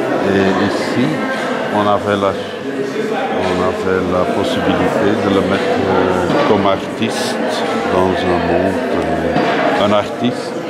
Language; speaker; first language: French; non-native, local second language; Dutch